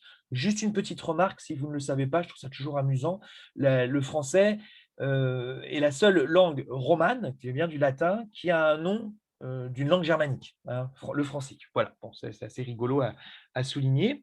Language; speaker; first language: French; native; French